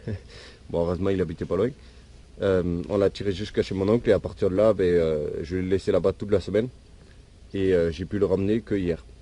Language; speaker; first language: French; native; French